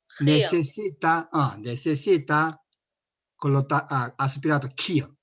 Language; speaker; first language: Spanish; non-native, learner; Korean